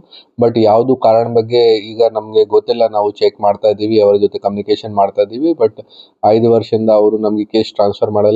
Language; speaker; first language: Kannada; non-native, fluent; Hindi